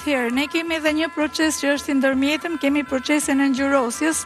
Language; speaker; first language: Albanian; native; Albanian